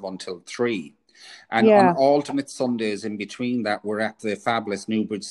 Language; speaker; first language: English; native; English